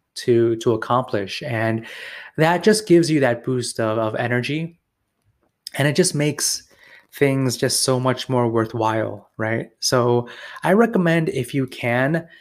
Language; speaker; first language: English; native; English